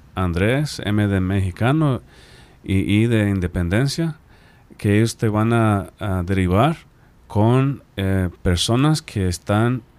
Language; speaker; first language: Spanish; non-native, fluent; English